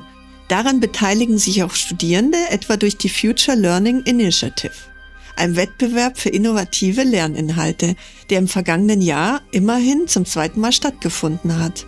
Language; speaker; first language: German; native; German